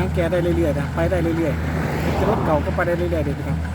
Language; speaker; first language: Thai; non-native, local second language; Northeastern Thai